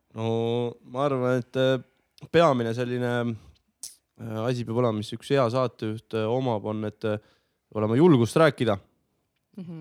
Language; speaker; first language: Estonian; native; Estonian